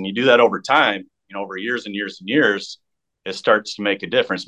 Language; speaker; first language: English; native; English